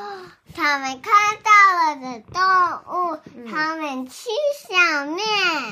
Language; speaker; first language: Chinese; early bilingual, heritage; Chinese